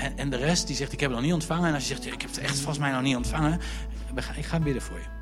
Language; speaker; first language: Dutch; native; Dutch